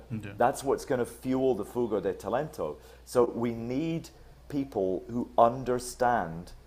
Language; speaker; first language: English; native; English